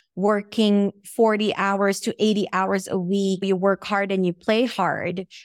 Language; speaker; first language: English; non-native, local second language; Filipino